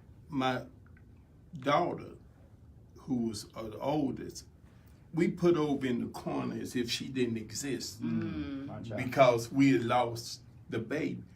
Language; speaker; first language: English; native; English